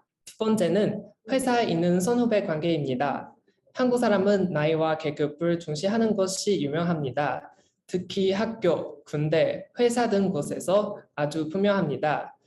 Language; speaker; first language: Korean; non-native, learner; Chinese